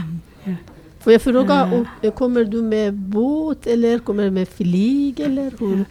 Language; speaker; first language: Swedish; non-native, fluent; Persian